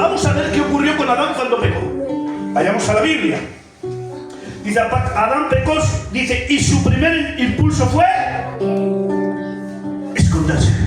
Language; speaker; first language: Spanish; native; Spanish